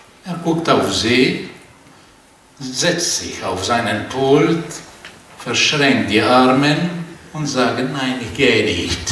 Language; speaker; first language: German; non-native, fluent; Portuguese